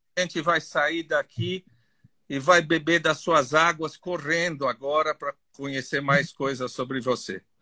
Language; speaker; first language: Portuguese; native; Portuguese